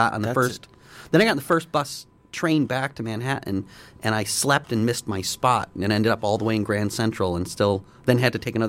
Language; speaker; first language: English; native; English